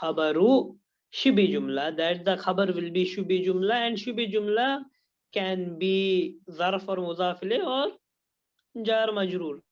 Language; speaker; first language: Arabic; non-native, fluent; Urdu